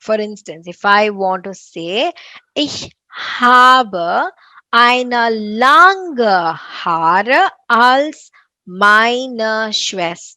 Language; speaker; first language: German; non-native, fluent; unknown